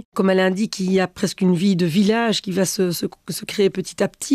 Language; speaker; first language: French; native; French